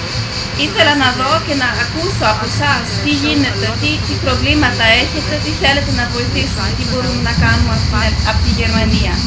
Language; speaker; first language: Greek; early bilingual, heritage; Greek